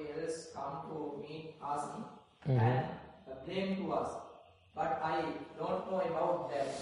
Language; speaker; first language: English; non-native, learner; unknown